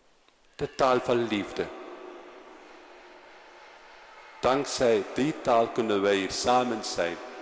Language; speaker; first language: Dutch; non-native, fluent; Spanish